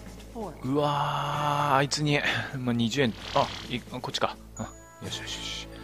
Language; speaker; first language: Japanese; native; Japanese